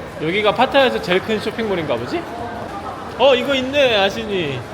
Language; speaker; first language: Korean; native; Korean